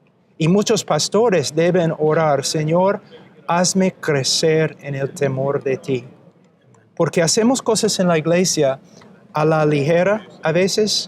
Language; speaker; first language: Spanish; non-native, fluent; English